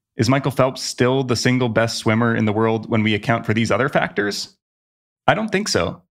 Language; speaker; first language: English; native; English